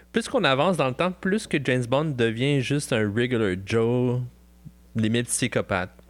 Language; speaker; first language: French; native; French